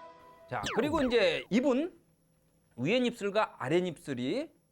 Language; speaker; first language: Korean; native; Korean